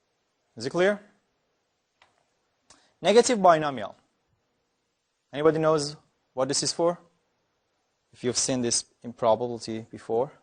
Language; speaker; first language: English; non-native, fluent; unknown